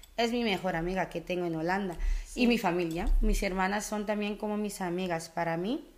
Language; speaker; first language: Spanish; early bilingual, other home language; Dutch